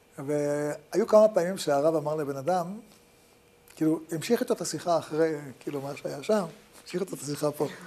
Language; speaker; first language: Hebrew; native; Hebrew